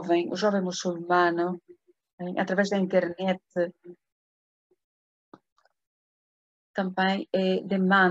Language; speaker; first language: Spanish; non-native, fluent; Portuguese